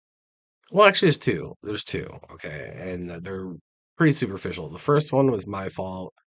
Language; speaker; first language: English; native; English